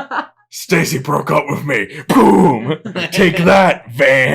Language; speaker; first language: English; native; English